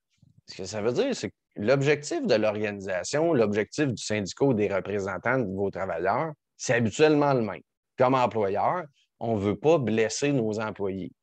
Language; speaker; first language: French; native; French